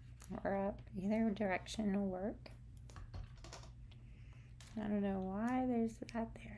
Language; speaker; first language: English; native; English